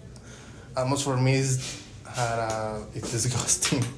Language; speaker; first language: English; non-native, learner; Spanish